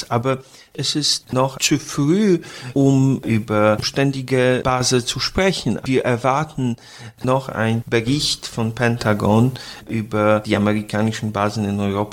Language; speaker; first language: German; non-native, fluent; Polish